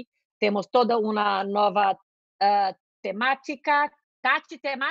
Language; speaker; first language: Spanish; non-native, learner; Portuguese